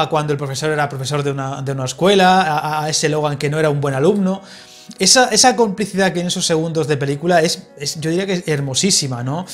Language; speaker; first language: Spanish; native; Spanish